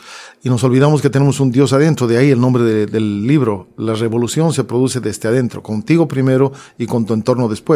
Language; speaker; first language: Spanish; native; Spanish